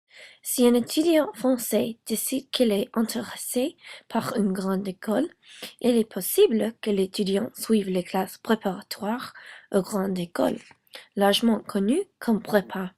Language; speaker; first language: French; non-native, learner; English